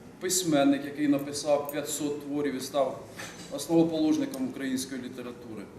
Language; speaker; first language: Ukrainian; native; Ukrainian